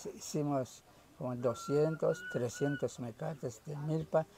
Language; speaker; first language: Spanish; native; Spanish